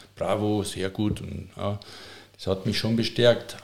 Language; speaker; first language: German; native; German